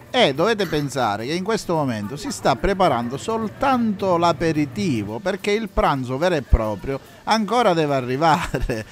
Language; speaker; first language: Italian; native; Italian